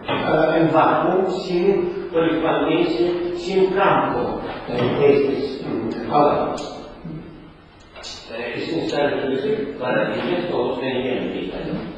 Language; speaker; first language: Spanish; non-native, learner; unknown